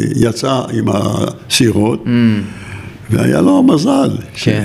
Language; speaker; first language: Hebrew; native; Hebrew